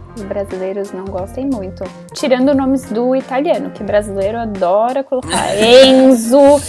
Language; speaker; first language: Portuguese; native; Portuguese